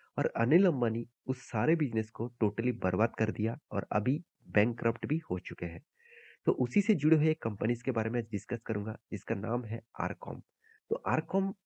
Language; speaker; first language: Hindi; native; Hindi